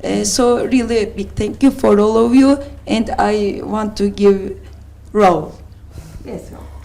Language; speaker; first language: English; non-native, learner; Turkish